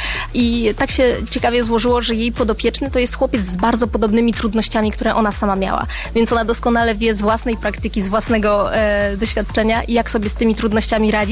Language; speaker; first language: Polish; native; Polish